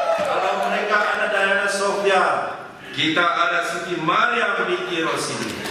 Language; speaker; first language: Malay; non-native, local second language; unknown